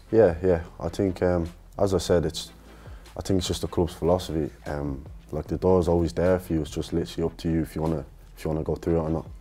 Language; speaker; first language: English; native; English